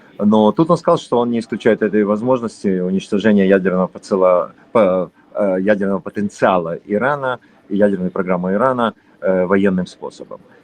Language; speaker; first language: Russian; native; Russian